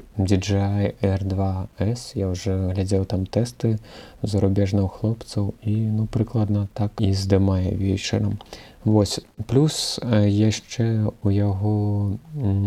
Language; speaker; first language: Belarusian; non-native, local second language; Russian